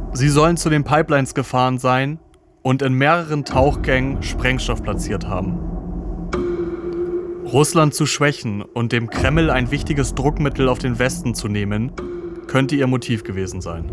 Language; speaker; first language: German; native; German